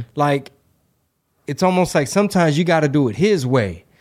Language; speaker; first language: English; early bilingual, other home language; Spanish